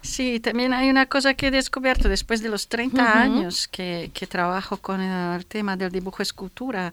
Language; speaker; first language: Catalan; non-native, learner; Portuguese